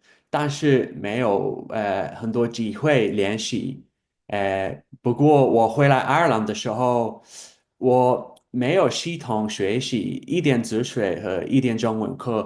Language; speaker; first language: Chinese; non-native, fluent; English